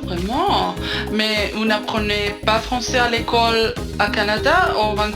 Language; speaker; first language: French; non-native, local second language; German